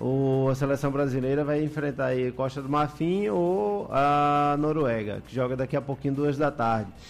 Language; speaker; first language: Portuguese; native; Portuguese